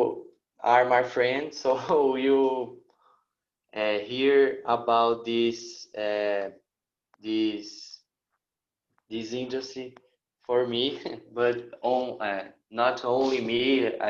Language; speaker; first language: English; non-native, learner; Portuguese